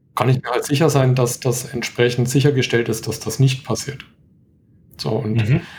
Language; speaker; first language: German; native; German